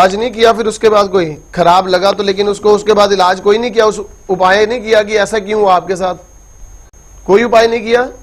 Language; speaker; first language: Hindi; native; Hindi